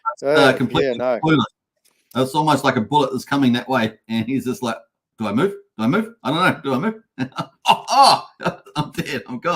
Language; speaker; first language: English; native; English